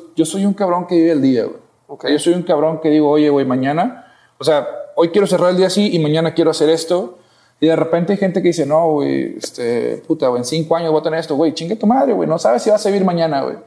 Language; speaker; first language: Spanish; native; Spanish